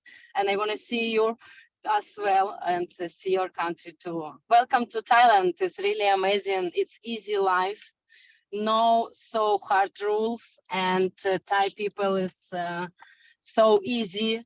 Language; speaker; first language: English; non-native, learner; Russian